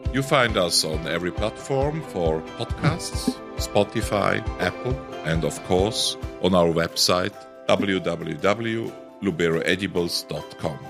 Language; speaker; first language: English; non-native, fluent; German